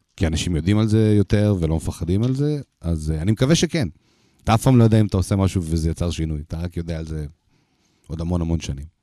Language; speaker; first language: Hebrew; early bilingual, other home language; Russian